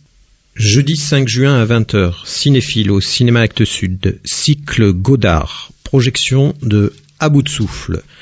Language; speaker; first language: French; native; French